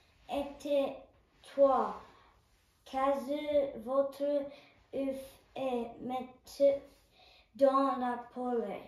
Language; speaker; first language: French; non-native, learner; English